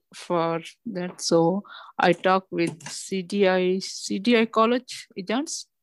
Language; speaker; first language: English; non-native, local second language; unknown